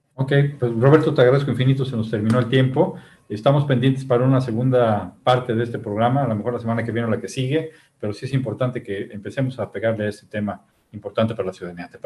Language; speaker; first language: Spanish; native; Spanish